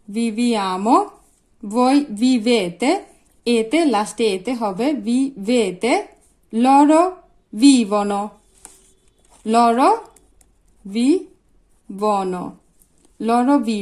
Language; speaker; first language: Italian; non-native, fluent; Bangla